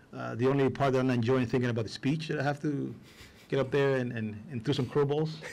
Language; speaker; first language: English; non-native, fluent; Spanish